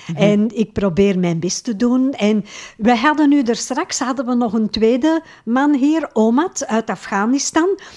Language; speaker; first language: Dutch; native; Dutch